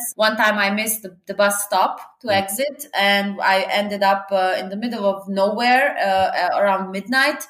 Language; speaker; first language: English; non-native, fluent; Serbian